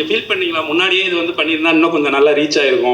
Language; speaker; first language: Tamil; non-native, local second language; Malayalam